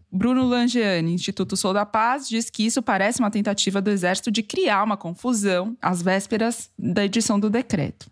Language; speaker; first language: Portuguese; native; Portuguese